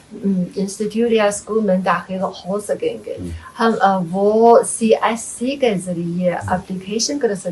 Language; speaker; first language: Hindi; non-native, fluent; Chinese